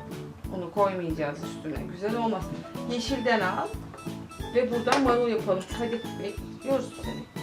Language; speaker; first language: Turkish; native; Turkish